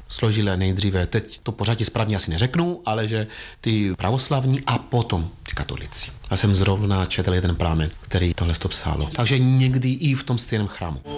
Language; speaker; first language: Czech; non-native, fluent; Greek